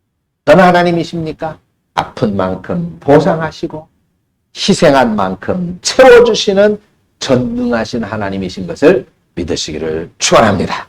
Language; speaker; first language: Korean; native; Korean